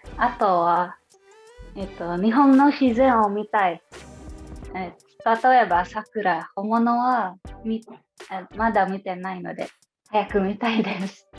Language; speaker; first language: Japanese; non-native, learner; Indonesian